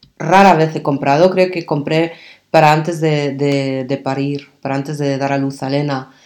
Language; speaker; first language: Spanish; early bilingual, other home language; Arabic